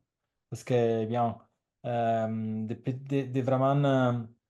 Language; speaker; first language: French; non-native, learner; Italian